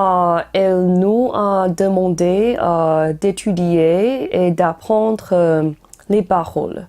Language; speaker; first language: French; non-native, learner; Chinese